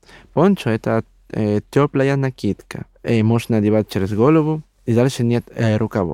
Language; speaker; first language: Russian; non-native, learner; Spanish